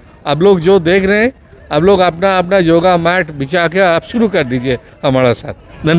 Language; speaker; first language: Hindi; non-native, local second language; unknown